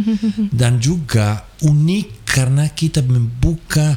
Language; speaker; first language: Indonesian; non-native, fluent; Portuguese